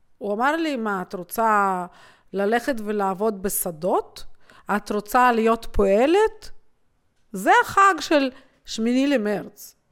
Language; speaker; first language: Hebrew; non-native, fluent; Russian